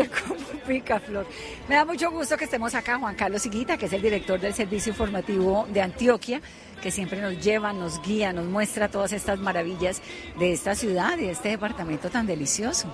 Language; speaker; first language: Spanish; native; Spanish